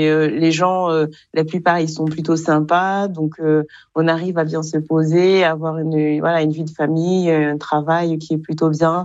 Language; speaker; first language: French; non-native, local second language; Kinyarwanda